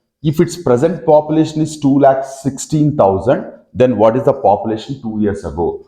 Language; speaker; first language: English; non-native, local second language; Telugu